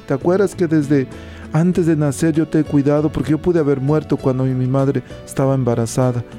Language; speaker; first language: Spanish; native; Spanish